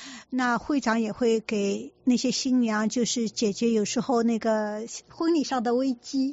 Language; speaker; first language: Chinese; native; Chinese